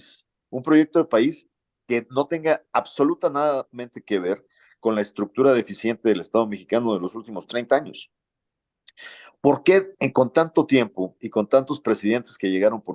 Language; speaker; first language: Spanish; native; Spanish